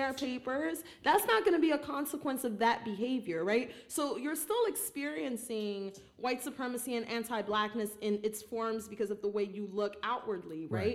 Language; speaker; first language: English; early bilingual, other home language; Haitian Creole